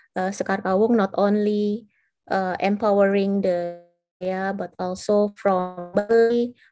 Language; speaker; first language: English; non-native, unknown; Indonesian